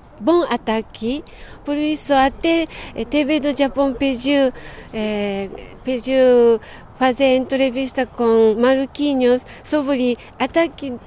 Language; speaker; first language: Portuguese; non-native, fluent; Japanese